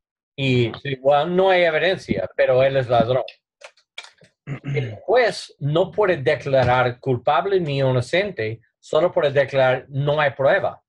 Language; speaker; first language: Spanish; non-native, learner; English